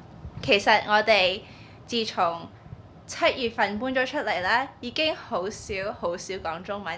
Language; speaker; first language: Cantonese; early bilingual, heritage; Cantonese